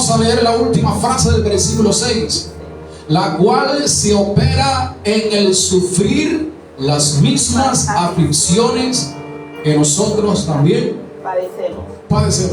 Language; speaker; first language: Spanish; native; Spanish